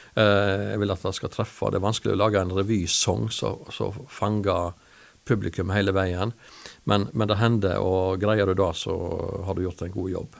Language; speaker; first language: Norwegian; native; Norwegian